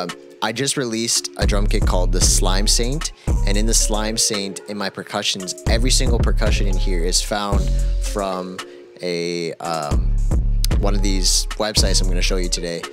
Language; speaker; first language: English; native; English